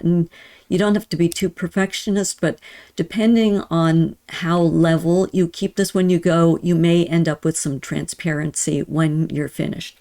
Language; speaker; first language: English; native; English